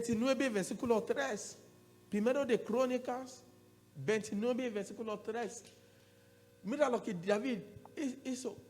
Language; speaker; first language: Spanish; non-native, learner; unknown